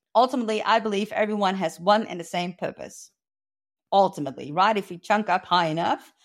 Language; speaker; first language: English; non-native, fluent; Dutch